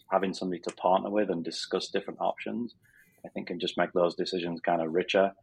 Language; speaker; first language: English; native; English